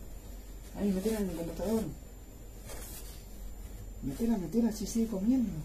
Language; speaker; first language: Spanish; native; Spanish